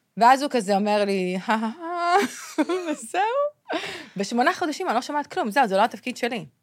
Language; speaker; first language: Hebrew; native; Hebrew